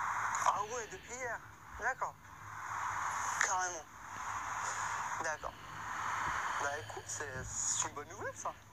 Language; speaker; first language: French; native; French